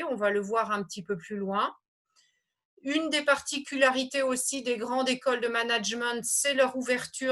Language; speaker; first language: French; native; French